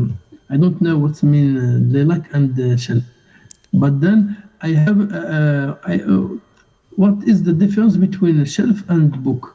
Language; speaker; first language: English; non-native, learner; Arabic